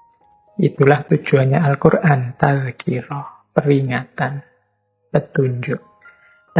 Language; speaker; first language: Indonesian; native; Indonesian